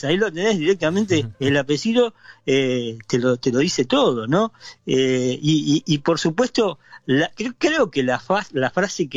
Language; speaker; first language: Spanish; native; Spanish